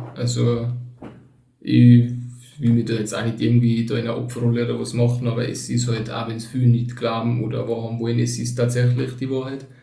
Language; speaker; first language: German; early bilingual, other home language; Turkish